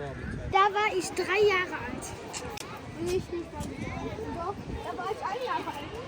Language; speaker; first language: German; early bilingual, other home language; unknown